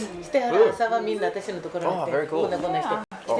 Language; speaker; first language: Japanese; native; Japanese